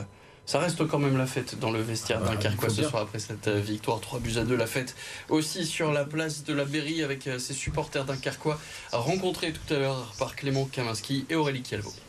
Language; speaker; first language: French; native; French